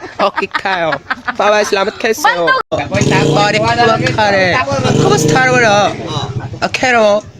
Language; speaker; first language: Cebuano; non-native, learner; Korean